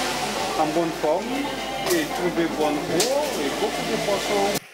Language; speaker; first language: French; non-native, learner; Russian